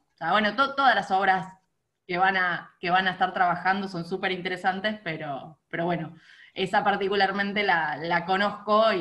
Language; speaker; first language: Spanish; native; Spanish